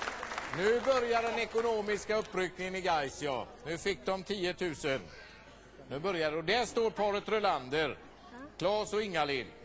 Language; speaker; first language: Swedish; native; Swedish